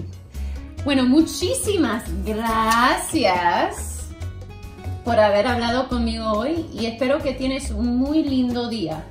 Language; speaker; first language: Spanish; non-native, fluent; English